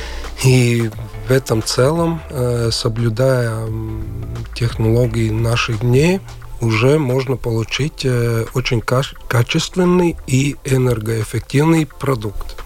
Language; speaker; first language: Russian; non-native, local second language; Latvian